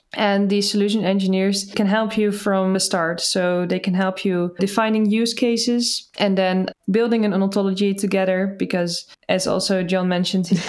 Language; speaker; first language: English; non-native, fluent; Dutch